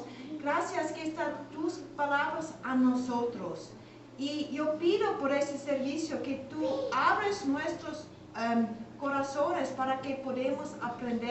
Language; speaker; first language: Spanish; non-native, learner; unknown